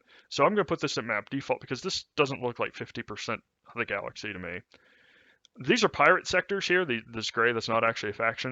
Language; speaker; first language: English; native; English